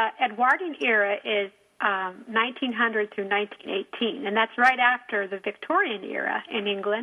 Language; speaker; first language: English; native; English